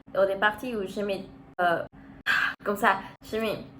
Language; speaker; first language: French; non-native, learner; Spanish